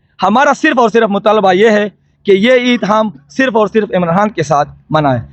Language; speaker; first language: Urdu; non-native, local second language; Pashto